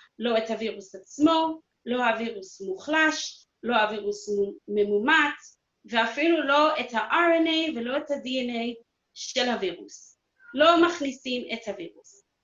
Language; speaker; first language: Hebrew; non-native, fluent; English